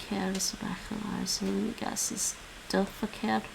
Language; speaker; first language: Dutch; non-native, learner; English